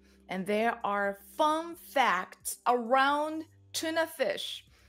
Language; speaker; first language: English; non-native, fluent; Japanese